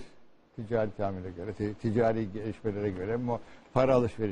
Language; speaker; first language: Turkish; native; Turkish